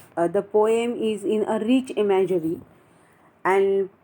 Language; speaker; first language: English; non-native, local second language; Marathi